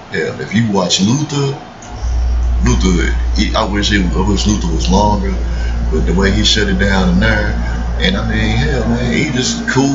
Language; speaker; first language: English; native; English